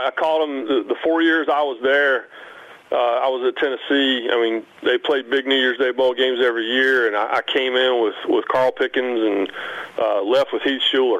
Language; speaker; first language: English; native; English